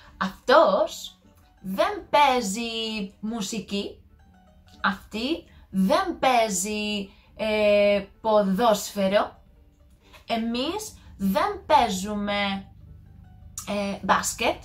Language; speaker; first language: Greek; non-native, learner; English